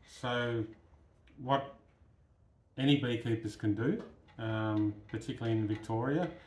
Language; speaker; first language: English; native; English